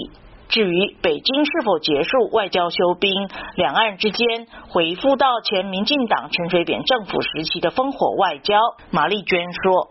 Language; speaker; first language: Chinese; native; Chinese